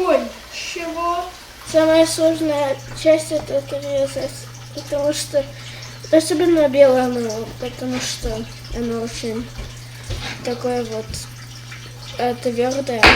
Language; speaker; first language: Russian; early bilingual, heritage; Russian